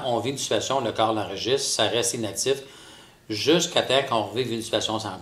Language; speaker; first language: French; native; French